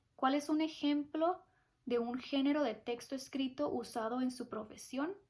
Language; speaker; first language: Spanish; early bilingual, heritage; Spanish